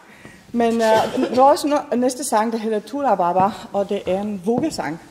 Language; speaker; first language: Danish; non-native, fluent; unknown